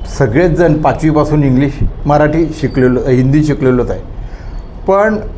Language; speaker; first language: Marathi; native; Marathi